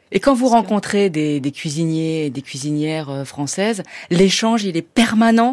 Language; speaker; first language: French; native; French